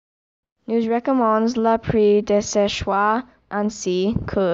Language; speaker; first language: French; non-native, learner; English